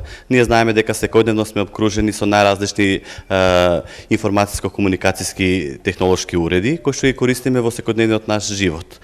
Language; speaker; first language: Macedonian; native; Macedonian